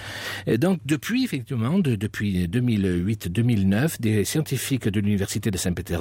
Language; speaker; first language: French; native; French